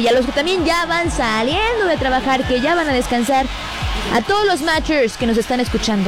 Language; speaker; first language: Spanish; native; Spanish